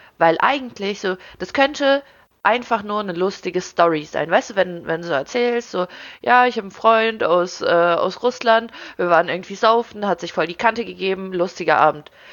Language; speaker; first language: German; early bilingual, other home language; Russian